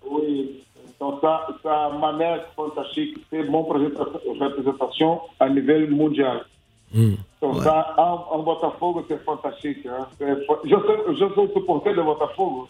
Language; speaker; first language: French; non-native, learner; Portuguese